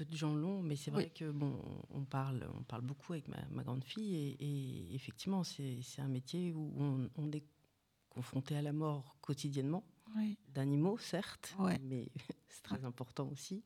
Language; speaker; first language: French; native; French